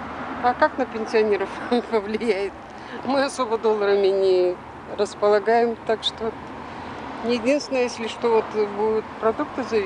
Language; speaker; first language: Russian; native; Russian